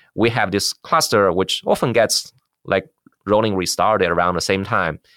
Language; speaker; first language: English; non-native, fluent; Chinese